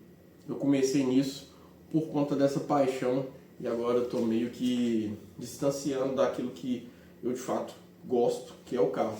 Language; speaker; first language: Portuguese; native; Portuguese